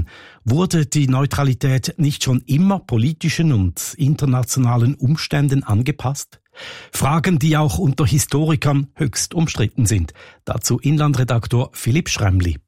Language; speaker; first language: German; native; German